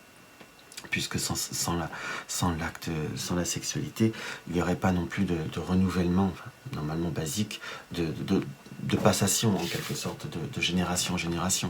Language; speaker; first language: French; native; French